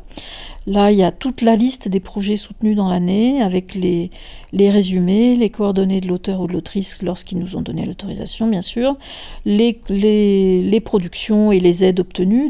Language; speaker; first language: French; native; French